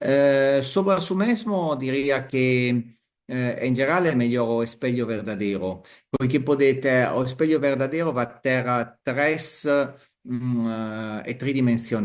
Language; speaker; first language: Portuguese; non-native, learner; Italian